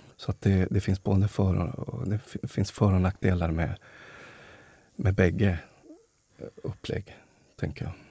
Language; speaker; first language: Swedish; early bilingual, other home language; Spanish